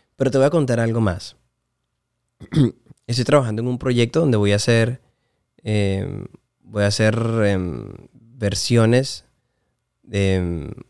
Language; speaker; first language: Spanish; native; Spanish